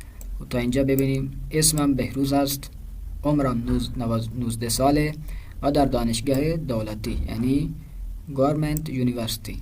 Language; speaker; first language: Persian; non-native, fluent; Urdu